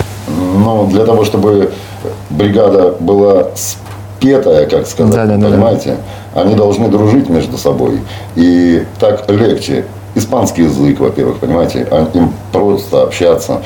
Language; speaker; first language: Russian; native; Russian